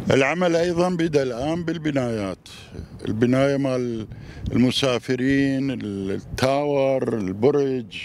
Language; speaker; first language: Arabic; native; Arabic